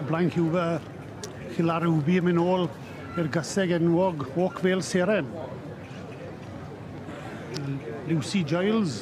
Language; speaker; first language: Welsh; native; Welsh